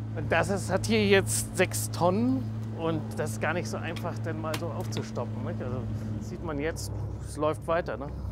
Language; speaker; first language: German; native; German